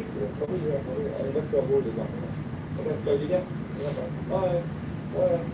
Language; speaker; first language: Vietnamese; native; Vietnamese